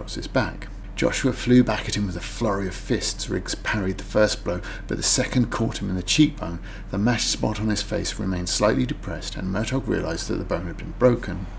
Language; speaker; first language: English; native; English